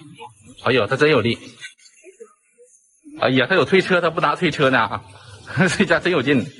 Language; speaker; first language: Chinese; native; Chinese